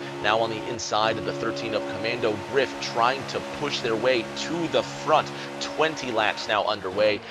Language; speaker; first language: English; native; English